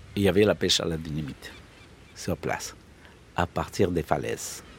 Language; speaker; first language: French; non-native, local second language; Arabic